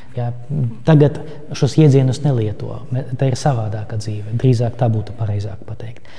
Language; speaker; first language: Latvian; non-native, local second language; Russian